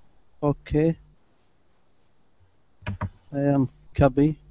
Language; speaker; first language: English; non-native, learner; Arabic